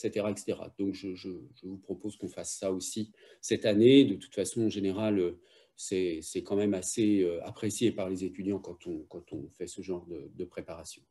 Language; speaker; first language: French; native; French